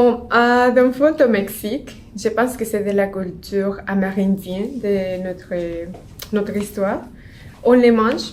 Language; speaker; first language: French; non-native, learner; Spanish